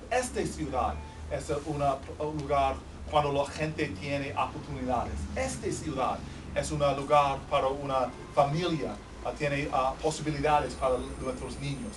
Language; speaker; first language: Spanish; non-native, fluent; English